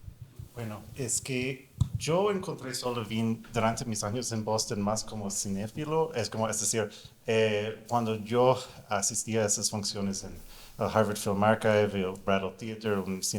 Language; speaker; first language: Spanish; non-native, fluent; English